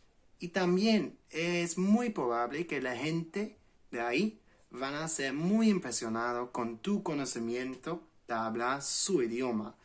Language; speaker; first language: Spanish; non-native, fluent; English